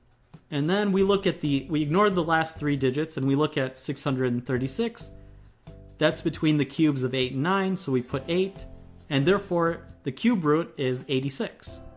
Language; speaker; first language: English; native; English